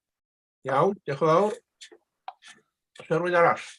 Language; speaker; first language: Welsh; native; Welsh